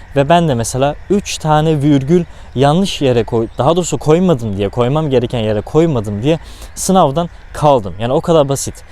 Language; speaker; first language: Turkish; early bilingual, heritage; Turkish